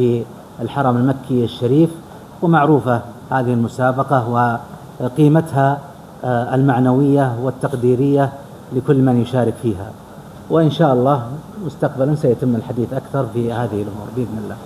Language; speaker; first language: Arabic; native; Arabic